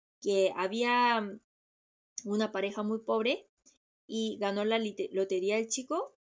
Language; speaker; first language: Spanish; non-native, fluent; Korean